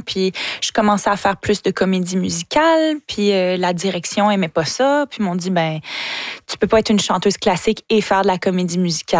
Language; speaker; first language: French; native; French